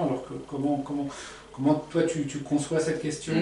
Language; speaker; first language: French; native; French